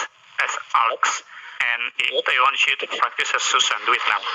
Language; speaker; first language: English; non-native, fluent; Indonesian